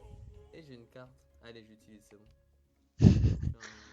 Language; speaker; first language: French; native; French